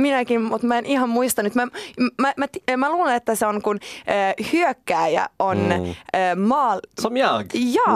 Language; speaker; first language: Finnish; non-native, learner; Swedish